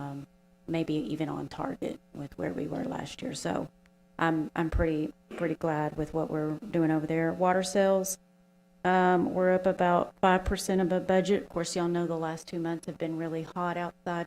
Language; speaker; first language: English; native; English